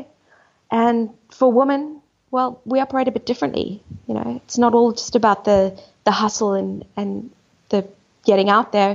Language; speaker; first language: English; native; English